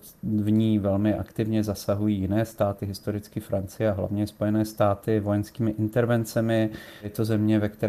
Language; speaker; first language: Czech; native; Czech